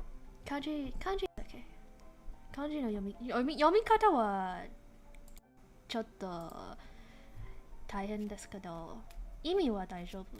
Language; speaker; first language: Japanese; non-native, learner; English